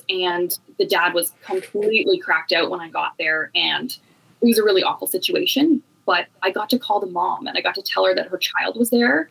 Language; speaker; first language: English; native; English